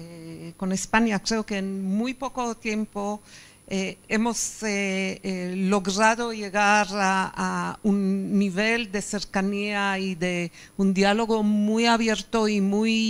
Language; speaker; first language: Spanish; non-native, fluent; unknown